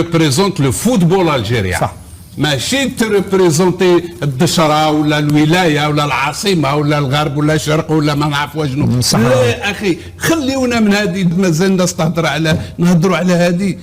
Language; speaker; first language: Arabic; native; Arabic